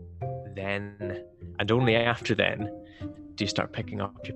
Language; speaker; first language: English; native; English